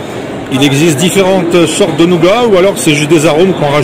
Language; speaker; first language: French; native; French